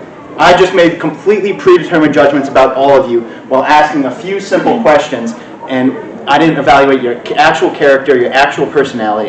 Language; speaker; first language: English; native; English